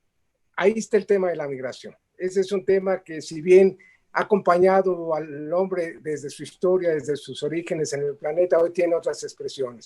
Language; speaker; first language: Spanish; native; Spanish